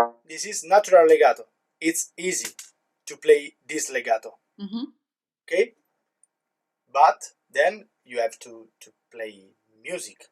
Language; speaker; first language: English; non-native, learner; Italian